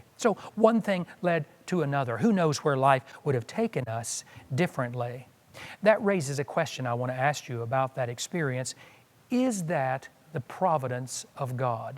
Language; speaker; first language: English; native; English